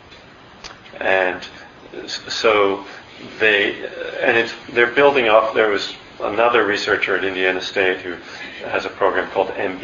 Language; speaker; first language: English; native; English